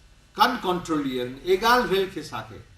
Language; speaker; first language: German; non-native, learner; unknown